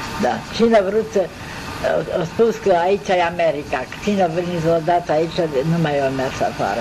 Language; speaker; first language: Romanian; non-native, local second language; German